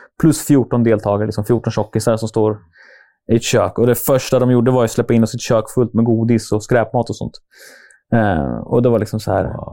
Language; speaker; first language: Swedish; native; Swedish